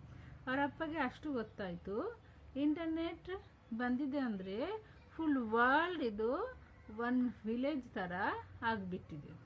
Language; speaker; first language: Kannada; non-native, fluent; Hindi